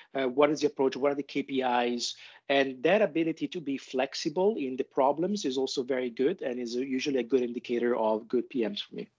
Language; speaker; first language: English; non-native, fluent; Italian